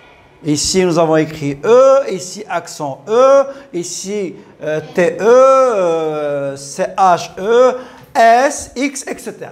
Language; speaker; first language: French; non-native, local second language; Arabic